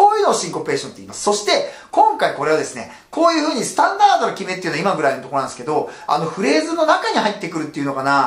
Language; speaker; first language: Japanese; native; Japanese